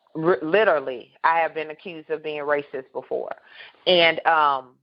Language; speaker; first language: English; native; English